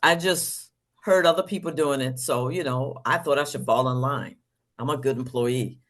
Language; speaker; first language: English; native; English